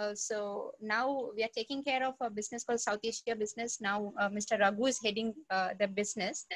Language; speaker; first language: English; non-native, local second language; Tamil